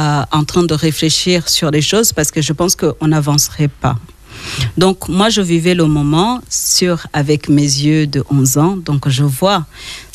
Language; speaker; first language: French; early bilingual, other home language; Kinyarwanda